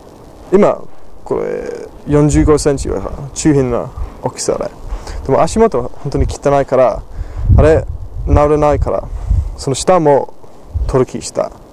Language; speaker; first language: Japanese; non-native, fluent; English